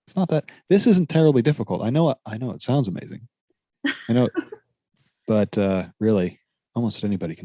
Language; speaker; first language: English; native; English